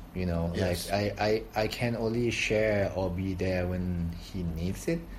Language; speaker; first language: English; non-native, fluent; Thai